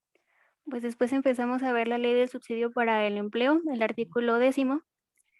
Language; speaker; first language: Spanish; native; Spanish